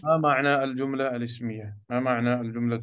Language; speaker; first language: Arabic; non-native, fluent; Urdu